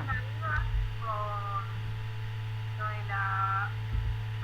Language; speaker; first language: Spanish; native; Spanish